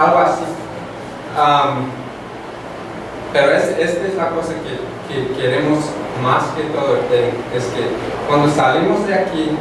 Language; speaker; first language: Spanish; non-native, fluent; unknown